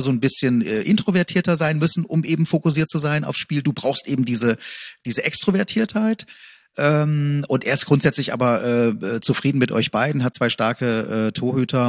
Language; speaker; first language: German; native; German